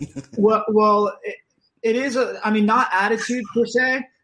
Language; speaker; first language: English; native; English